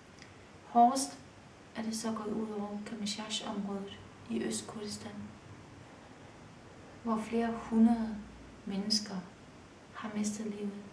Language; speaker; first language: Danish; early bilingual, other home language; Kurdish